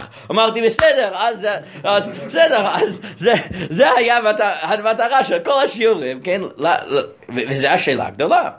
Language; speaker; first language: Hebrew; non-native, fluent; English